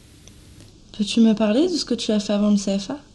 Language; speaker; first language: French; native; French